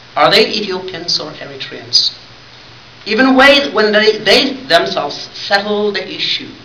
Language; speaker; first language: English; non-native, fluent; Tigrinya